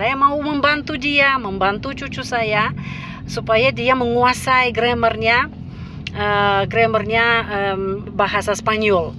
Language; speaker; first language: Indonesian; non-native, fluent; Russian